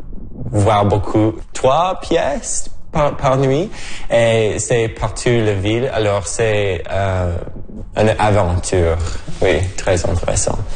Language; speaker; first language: French; non-native, local second language; English